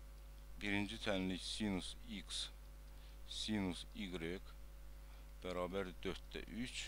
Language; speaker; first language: Azerbaijani; native; Azerbaijani